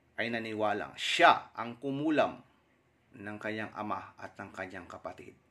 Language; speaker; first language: Filipino; non-native, local second language; Surigaonon